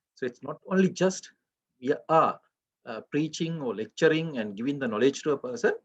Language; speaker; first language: English; non-native, local second language; Sinhala